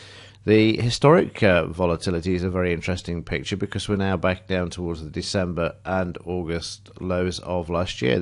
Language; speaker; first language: English; native; English